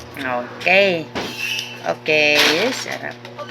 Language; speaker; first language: Filipino; native; Filipino